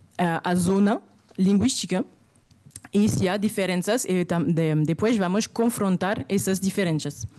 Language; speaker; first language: Portuguese; non-native, fluent; French